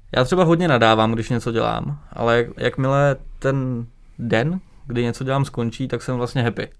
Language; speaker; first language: Czech; native; Czech